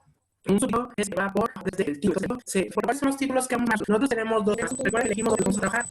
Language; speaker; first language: Spanish; native; Spanish